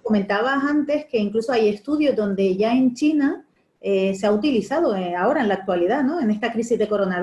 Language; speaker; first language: Spanish; native; Spanish